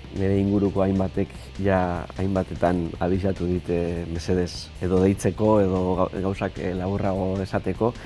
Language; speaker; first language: Basque; native; Basque